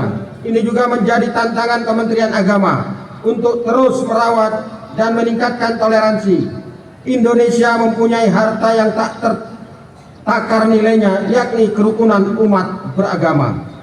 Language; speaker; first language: Indonesian; native; Indonesian